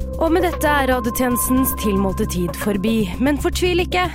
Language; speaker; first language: Norwegian; native; Norwegian